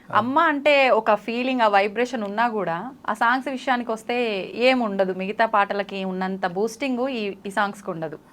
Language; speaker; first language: Telugu; native; Telugu